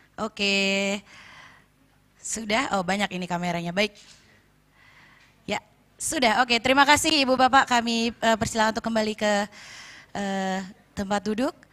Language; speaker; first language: Indonesian; native; Indonesian